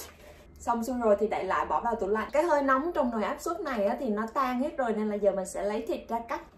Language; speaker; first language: Vietnamese; native; Vietnamese